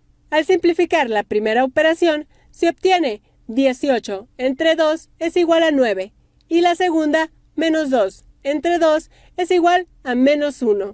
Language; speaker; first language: Spanish; native; Spanish